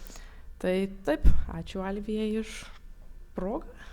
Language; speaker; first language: Lithuanian; early bilingual, other home language; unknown